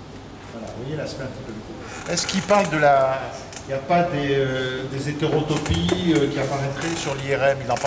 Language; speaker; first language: French; native; French